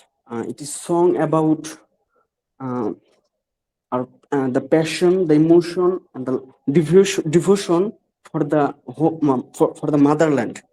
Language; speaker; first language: English; non-native, learner; Bangla